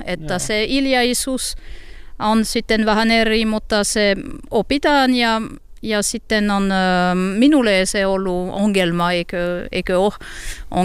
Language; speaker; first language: Finnish; non-native, learner; French